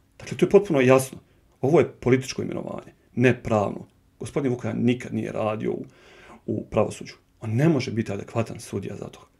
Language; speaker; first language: Bosnian; native; Bosnian